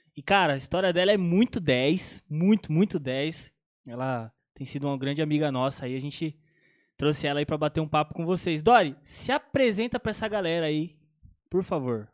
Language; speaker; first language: Portuguese; native; Portuguese